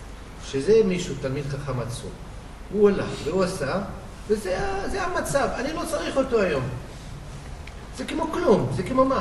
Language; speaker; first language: Hebrew; non-native, fluent; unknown